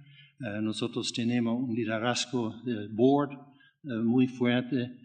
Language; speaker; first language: Spanish; non-native, learner; German